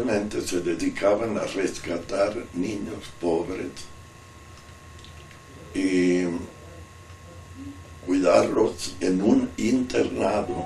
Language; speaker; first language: Spanish; non-native, fluent; Italian